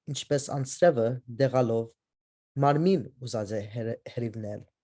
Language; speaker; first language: Armenian; early bilingual, heritage; Armenian